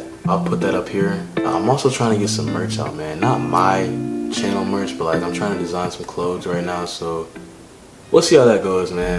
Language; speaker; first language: English; native; English